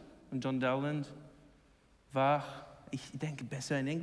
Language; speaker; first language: German; non-native, learner; English